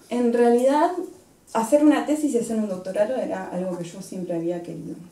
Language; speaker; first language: Spanish; native; Spanish